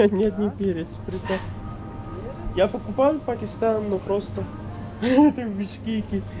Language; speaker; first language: Russian; non-native, learner; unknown